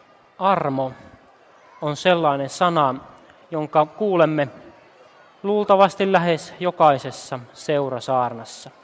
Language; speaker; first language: Finnish; native; Finnish